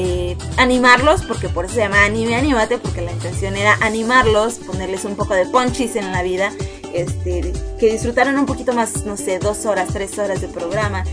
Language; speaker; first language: Spanish; native; Spanish